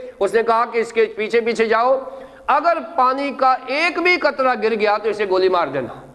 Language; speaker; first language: Urdu; non-native, local second language; Punjabi